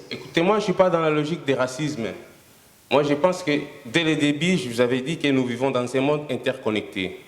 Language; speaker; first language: French; non-native, local second language; Lingala